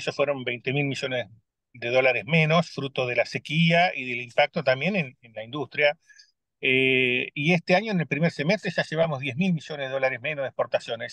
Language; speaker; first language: Spanish; native; Spanish